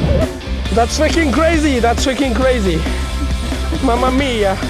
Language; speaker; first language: English; non-native, learner; French